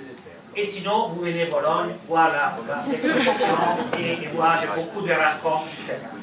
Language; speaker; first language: French; non-native, fluent; Italian